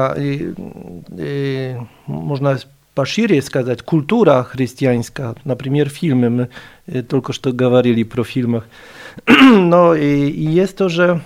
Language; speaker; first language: Russian; non-native, fluent; Polish